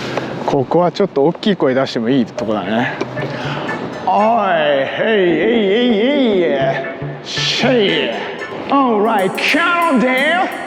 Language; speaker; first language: Japanese; native; Japanese